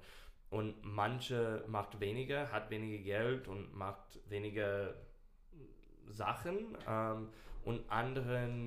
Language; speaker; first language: German; non-native, learner; English